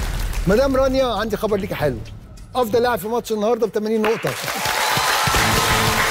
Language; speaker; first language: Arabic; native; Arabic